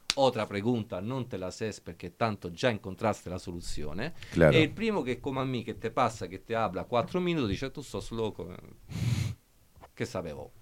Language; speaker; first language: Spanish; non-native, learner; Italian